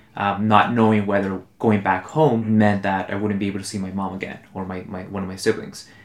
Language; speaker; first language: English; early bilingual, other home language; Spanish